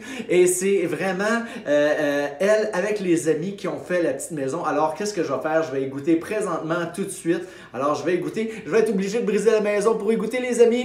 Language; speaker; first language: French; native; French